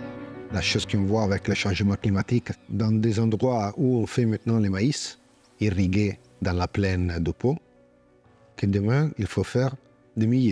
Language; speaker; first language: French; non-native, fluent; Italian